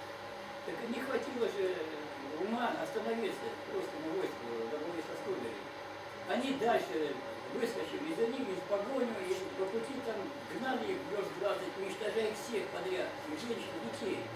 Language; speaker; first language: Russian; native; Russian